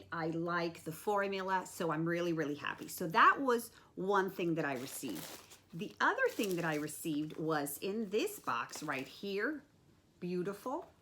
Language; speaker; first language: English; native; English